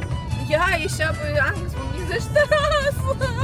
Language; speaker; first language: German; non-native, learner; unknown